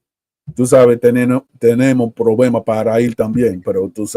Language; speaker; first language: Spanish; early bilingual, heritage; Spanish